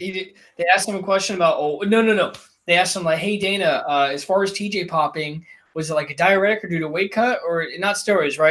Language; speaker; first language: English; native; English